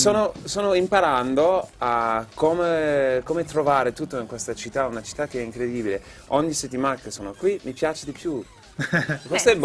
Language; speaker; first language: Italian; non-native, fluent; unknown